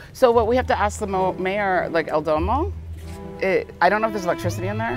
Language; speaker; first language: English; native; English